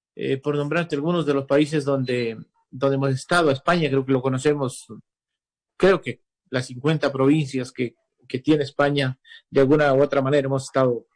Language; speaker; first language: Spanish; native; Spanish